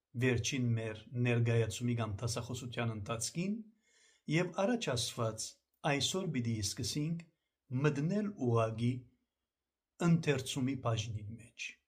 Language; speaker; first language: Armenian; early bilingual, heritage; Armenian